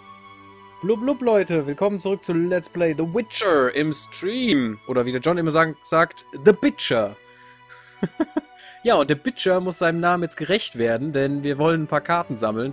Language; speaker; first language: German; native; German